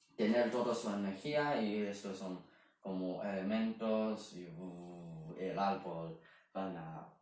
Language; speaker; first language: Spanish; non-native, learner; Chinese